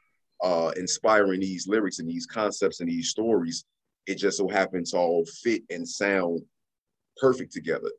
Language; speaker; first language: English; native; English